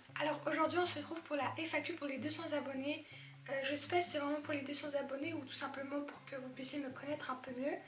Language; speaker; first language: French; early bilingual, other home language; Polish